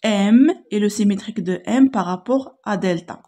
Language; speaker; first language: French; non-native, local second language; Arabic